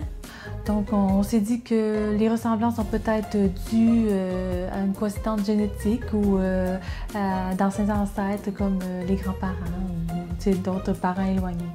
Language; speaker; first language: French; native; French